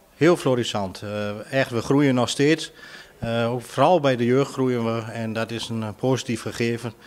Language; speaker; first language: Dutch; native; Dutch